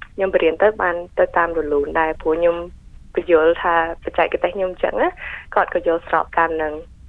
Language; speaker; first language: Khmer; early bilingual, heritage; Khmer